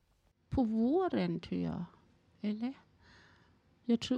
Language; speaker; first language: Swedish; non-native, learner; Thai